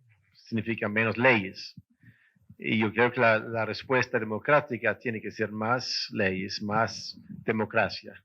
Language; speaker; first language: Spanish; non-native, fluent; Swedish